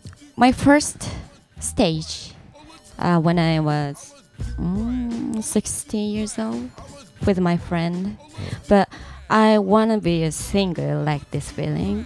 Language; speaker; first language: English; non-native, learner; Japanese